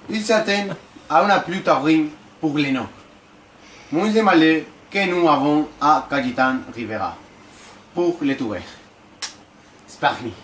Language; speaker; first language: French; non-native, learner; Spanish